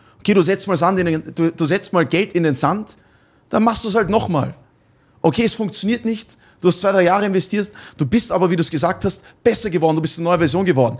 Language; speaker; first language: German; native; German